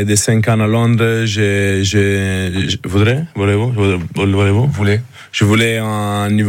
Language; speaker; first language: French; non-native, learner; Italian